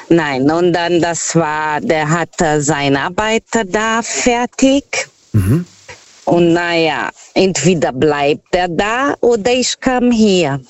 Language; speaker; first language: German; non-native, fluent; Portuguese